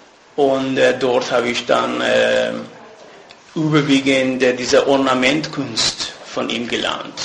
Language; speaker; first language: German; non-native, fluent; Persian